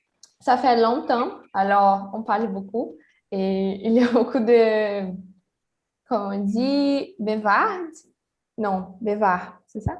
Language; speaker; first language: French; non-native, learner; Portuguese